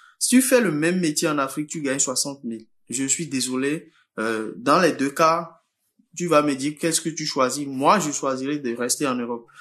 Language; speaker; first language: French; non-native, local second language; Fon